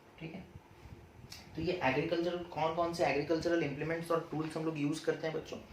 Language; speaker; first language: Hindi; non-native, local second language; Odia